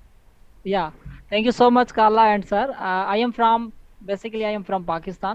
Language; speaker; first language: English; non-native, learner; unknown